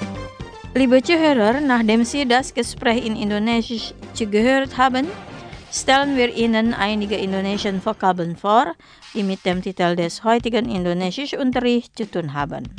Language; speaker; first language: German; non-native, fluent; Indonesian